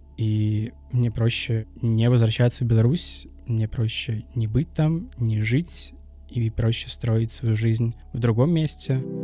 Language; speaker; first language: Russian; native; Russian